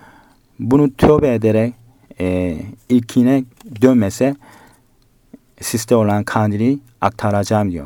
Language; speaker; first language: Turkish; non-native, learner; Korean